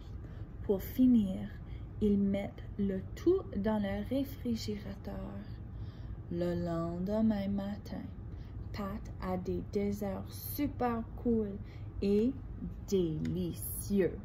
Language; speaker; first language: French; non-native, fluent; English